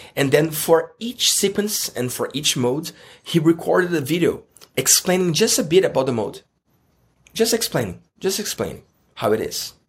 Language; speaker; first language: English; non-native, fluent; Portuguese